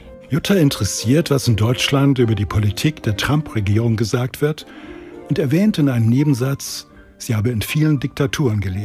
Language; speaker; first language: German; native; German